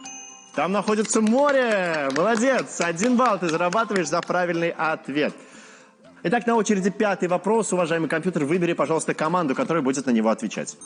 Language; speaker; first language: Russian; native; Russian